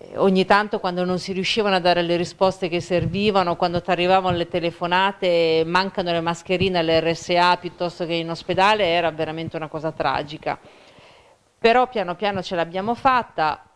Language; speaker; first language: Italian; native; Italian